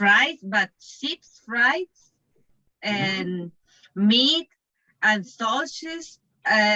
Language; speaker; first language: English; non-native, learner; Spanish